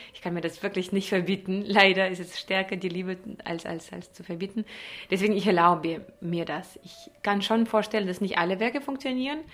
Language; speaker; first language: German; non-native, fluent; Russian